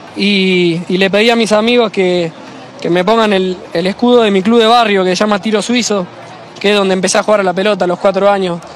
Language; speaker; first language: Spanish; native; Spanish